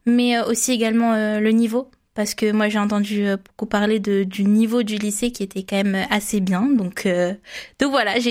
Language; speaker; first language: French; native; French